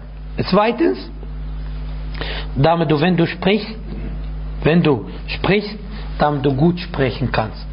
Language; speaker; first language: German; non-native, fluent; Arabic